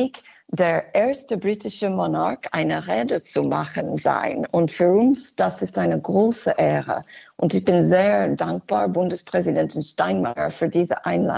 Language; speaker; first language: German; non-native, fluent; English